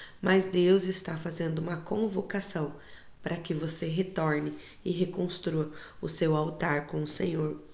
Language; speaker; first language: Portuguese; native; Portuguese